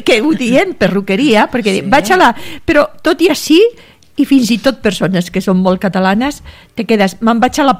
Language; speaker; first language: Catalan; native; Catalan